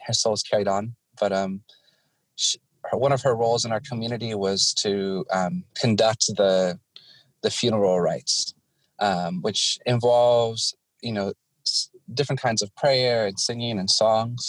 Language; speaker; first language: English; native; English